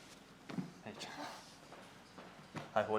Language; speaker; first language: Chinese; non-native, learner; English